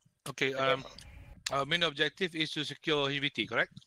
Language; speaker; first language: English; non-native, local second language; Malay